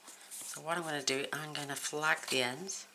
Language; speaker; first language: English; native; English